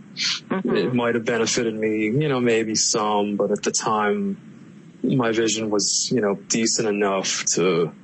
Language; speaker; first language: English; native; English